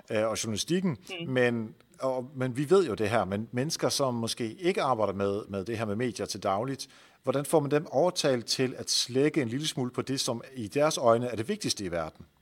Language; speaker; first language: Danish; non-native, fluent; Dutch